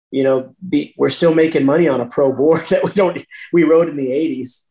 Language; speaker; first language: English; native; English